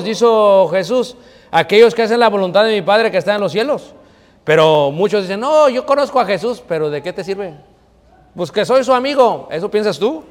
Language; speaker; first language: Spanish; native; Spanish